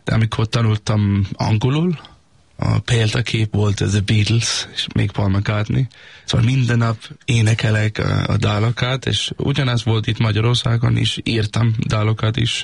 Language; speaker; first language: Hungarian; non-native, learner; Danish